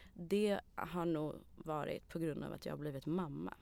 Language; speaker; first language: Swedish; early bilingual, other home language; Arabic